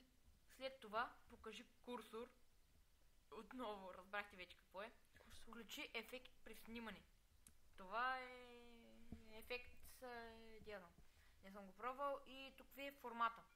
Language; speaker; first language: Bulgarian; native; Bulgarian